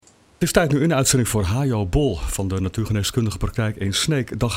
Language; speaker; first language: Dutch; native; Dutch